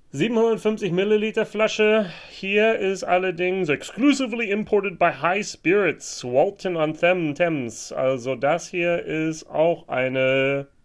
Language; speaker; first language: German; non-native, fluent; English